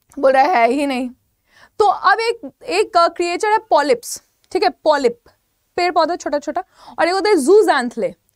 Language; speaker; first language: Hindi; native; Hindi